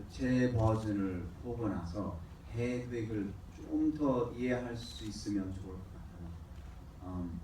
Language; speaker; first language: Korean; early bilingual, heritage; English